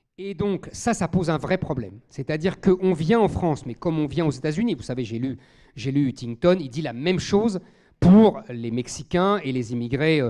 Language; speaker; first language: French; native; French